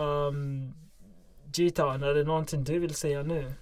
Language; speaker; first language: Swedish; non-native, local second language; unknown